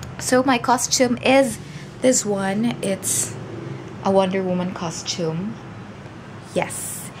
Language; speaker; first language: English; non-native, local second language; Cebuano